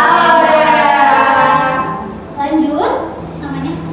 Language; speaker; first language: Indonesian; native; Indonesian